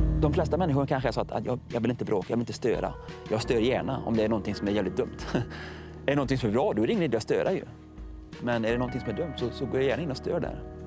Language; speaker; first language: Swedish; native; Swedish